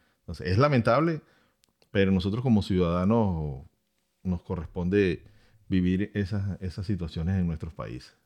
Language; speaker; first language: Spanish; native; Spanish